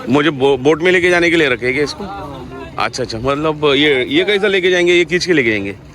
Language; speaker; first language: Hindi; non-native, local second language; Marathi